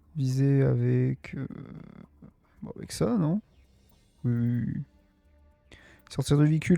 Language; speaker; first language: French; native; French